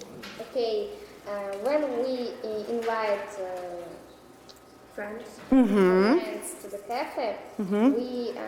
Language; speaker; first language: English; non-native, learner; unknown